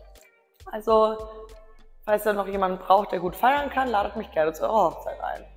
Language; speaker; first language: German; native; German